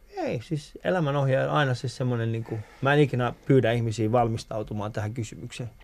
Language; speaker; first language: Finnish; early bilingual, other home language; Persian